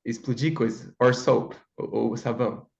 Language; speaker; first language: Portuguese; native; Portuguese